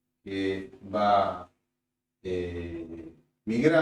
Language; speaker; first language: Spanish; native; Spanish